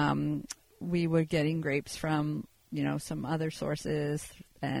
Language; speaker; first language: English; native; English